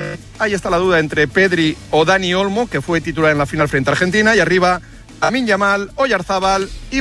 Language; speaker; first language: Spanish; native; Spanish